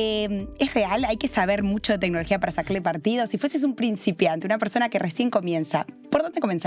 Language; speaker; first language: Spanish; native; Spanish